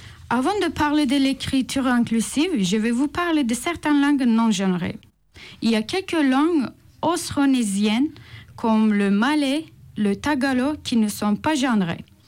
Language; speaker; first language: French; non-native, fluent; Turkish